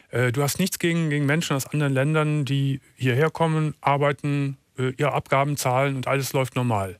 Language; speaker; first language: German; native; German